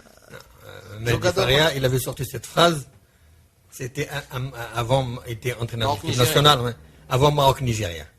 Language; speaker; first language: French; non-native, local second language; Arabic